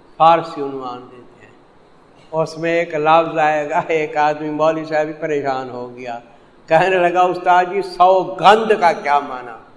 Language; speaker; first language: Urdu; non-native, local second language; Punjabi